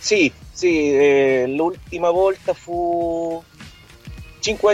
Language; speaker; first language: Italian; non-native, learner; Spanish